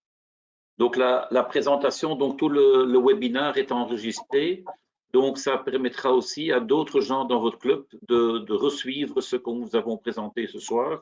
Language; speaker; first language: French; native; French